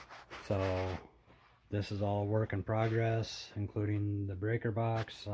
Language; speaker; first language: English; native; English